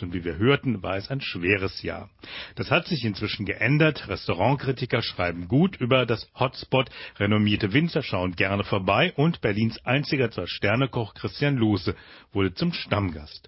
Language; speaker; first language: German; native; German